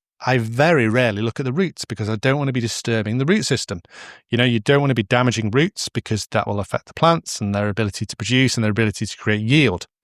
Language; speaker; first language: English; native; English